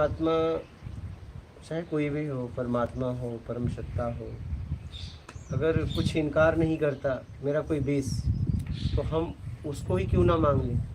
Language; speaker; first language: Hindi; native; Hindi